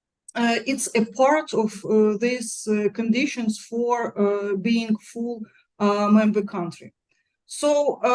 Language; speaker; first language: English; non-native, fluent; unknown